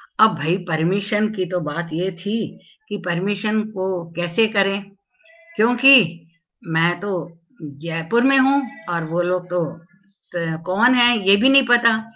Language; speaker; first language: Hindi; non-native, local second language; Tamil